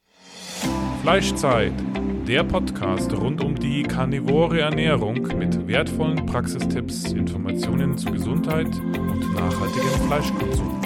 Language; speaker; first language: German; native; German